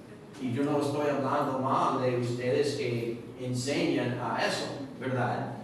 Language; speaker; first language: Spanish; non-native, fluent; English